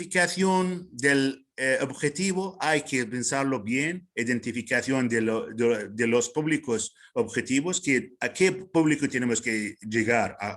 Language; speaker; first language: Spanish; non-native, fluent; Arabic